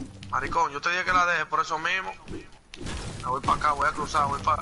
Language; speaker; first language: Spanish; early bilingual, heritage; Spanish